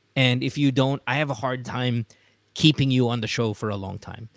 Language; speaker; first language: English; native; English